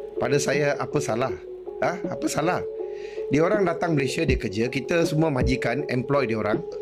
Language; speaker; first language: Malay; non-native, local second language; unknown